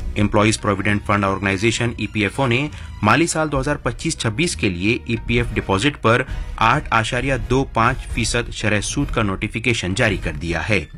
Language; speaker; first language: Urdu; native; Urdu